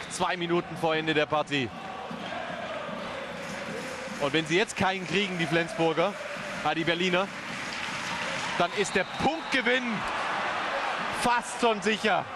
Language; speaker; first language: German; native; German